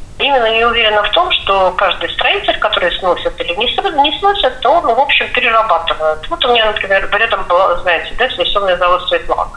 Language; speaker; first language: Russian; native; Russian